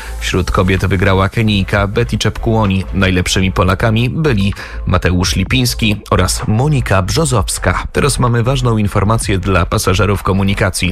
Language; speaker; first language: Polish; native; Polish